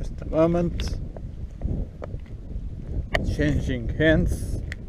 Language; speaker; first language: English; non-native, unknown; Portuguese